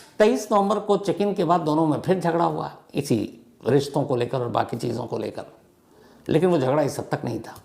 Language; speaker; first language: Hindi; native; Hindi